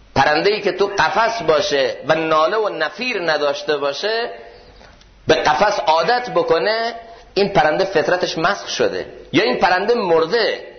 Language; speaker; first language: Persian; native; Persian